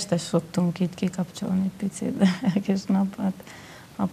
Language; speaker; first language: Hungarian; non-native, learner; Spanish